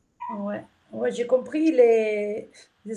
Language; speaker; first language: French; non-native, learner; Spanish